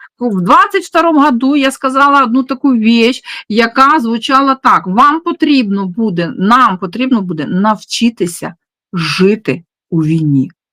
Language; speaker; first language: Ukrainian; non-native, local second language; Russian